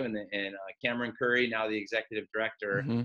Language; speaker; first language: English; native; English